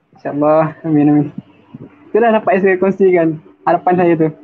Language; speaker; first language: Malay; non-native, local second language; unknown